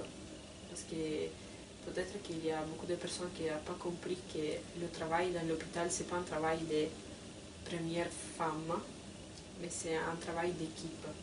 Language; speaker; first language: French; non-native, fluent; Italian